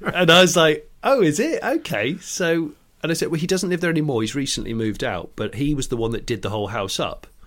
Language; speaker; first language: English; native; English